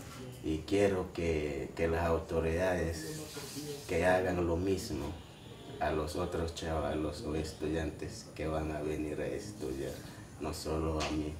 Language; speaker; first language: Spanish; non-native, local second language; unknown